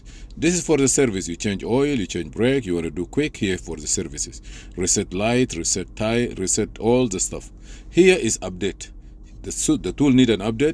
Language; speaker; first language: English; non-native, fluent; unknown